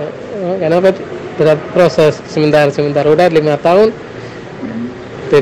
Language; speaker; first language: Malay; non-native, learner; Tamil